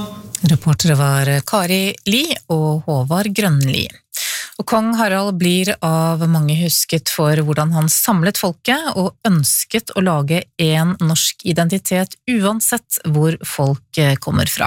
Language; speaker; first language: Norwegian; native; Norwegian